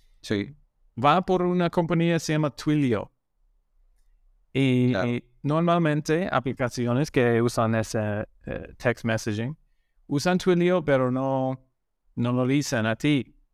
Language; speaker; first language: Spanish; non-native, learner; English